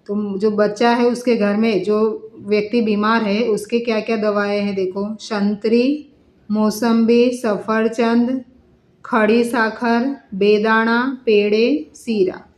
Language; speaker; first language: Hindi; non-native, local second language; Marathi